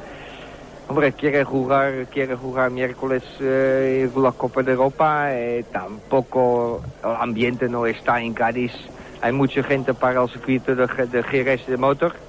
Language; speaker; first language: Spanish; non-native, learner; Dutch